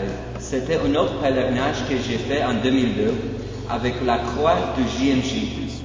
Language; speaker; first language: French; non-native, fluent; Polish